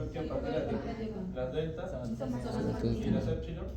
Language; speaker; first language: Spanish; native; Spanish